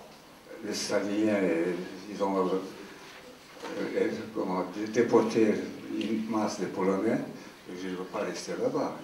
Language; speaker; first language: French; non-native, fluent; Polish